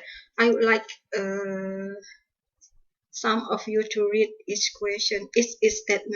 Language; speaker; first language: English; non-native, fluent; Indonesian